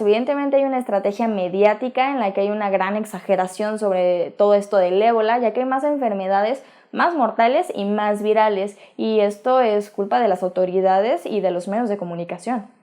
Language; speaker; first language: Spanish; native; Spanish